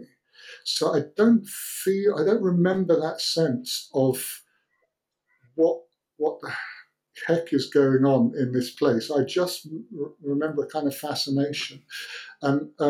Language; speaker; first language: English; native; English